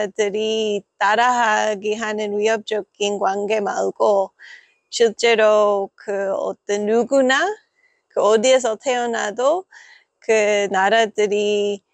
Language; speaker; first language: Korean; non-native, fluent; English